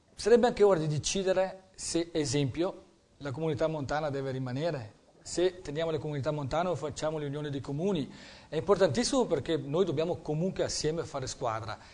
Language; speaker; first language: Italian; native; Italian